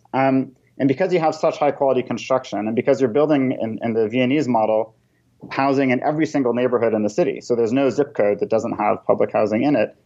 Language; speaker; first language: English; native; English